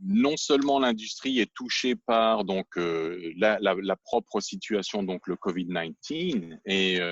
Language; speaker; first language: French; native; French